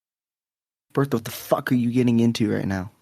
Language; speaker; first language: English; native; English